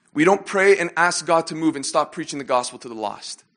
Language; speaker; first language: English; native; English